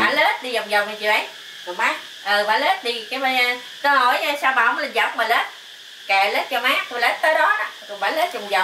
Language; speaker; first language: Vietnamese; native; Vietnamese